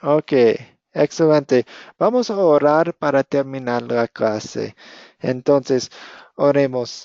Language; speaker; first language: Spanish; non-native, fluent; English